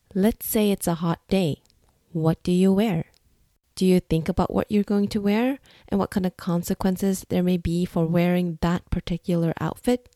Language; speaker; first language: English; non-native, fluent; Norwegian